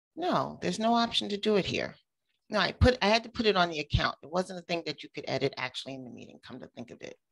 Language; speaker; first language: English; native; English